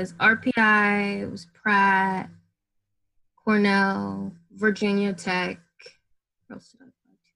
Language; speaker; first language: English; native; English